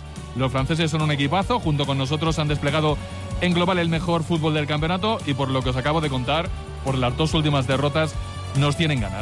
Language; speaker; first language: Spanish; native; Spanish